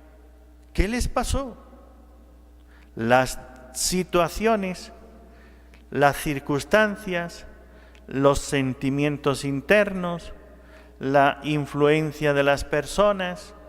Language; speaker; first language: Spanish; native; Spanish